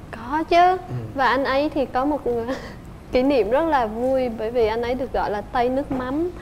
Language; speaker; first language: Vietnamese; native; Vietnamese